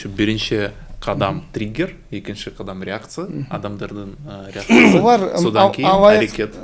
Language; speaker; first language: Kazakh; non-native, learner; Russian